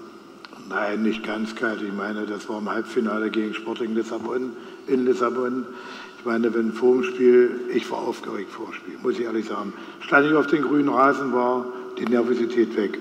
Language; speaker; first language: German; native; German